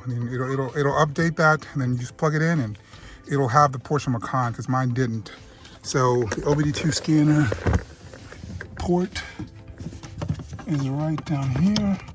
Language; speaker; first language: English; native; English